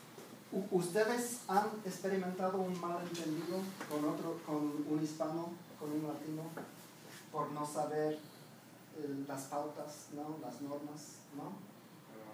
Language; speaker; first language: Spanish; non-native, fluent; English